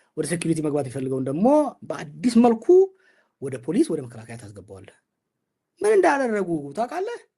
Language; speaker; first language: Amharic; non-native, local second language; Oromo